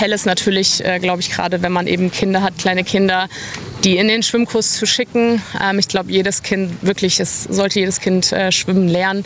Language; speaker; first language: German; native; German